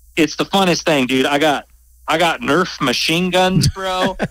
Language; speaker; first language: English; native; English